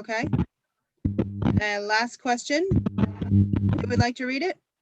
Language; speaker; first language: English; native; English